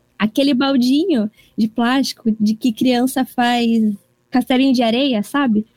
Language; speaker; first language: Portuguese; early bilingual, heritage; Portuguese